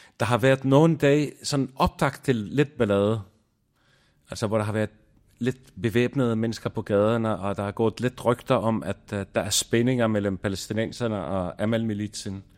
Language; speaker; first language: Danish; non-native, fluent; Arabic